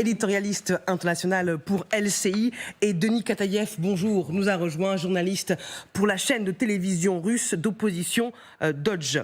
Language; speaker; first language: French; native; French